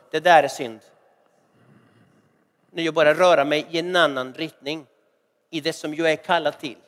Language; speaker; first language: Swedish; non-native, fluent; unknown